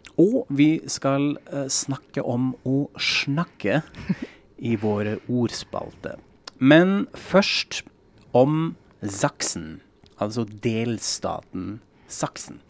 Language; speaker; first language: Norwegian; non-native, fluent; German